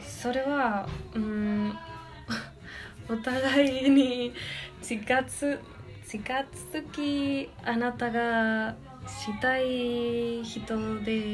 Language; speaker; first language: Japanese; non-native, learner; Spanish